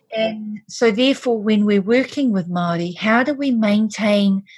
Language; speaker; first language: English; native; English